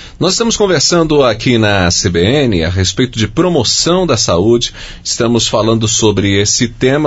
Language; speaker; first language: Portuguese; native; Portuguese